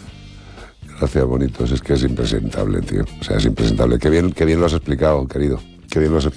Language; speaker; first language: Spanish; native; Spanish